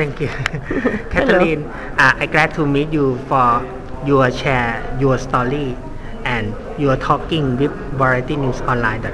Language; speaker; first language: English; non-native, learner; Thai